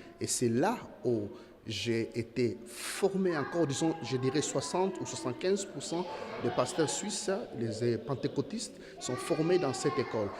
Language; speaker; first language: French; non-native, local second language; Lingala